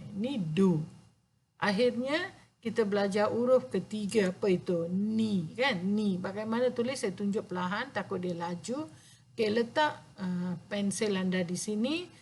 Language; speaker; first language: Malay; non-native, local second language; Tamil